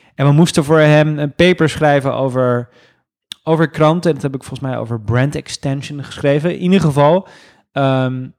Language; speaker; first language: Dutch; native; Dutch